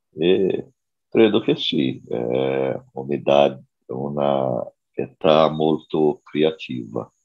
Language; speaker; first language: Italian; non-native, learner; Portuguese